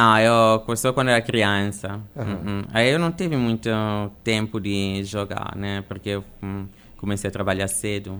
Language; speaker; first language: Portuguese; non-native, fluent; Italian